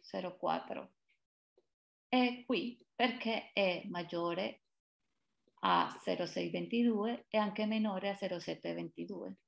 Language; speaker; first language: Italian; non-native, fluent; Spanish